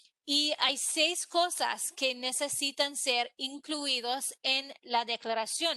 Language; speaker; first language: Spanish; non-native, fluent; English